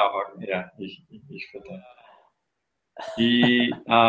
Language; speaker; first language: German; non-native, learner; English